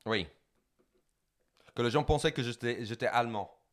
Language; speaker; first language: French; non-native, fluent; English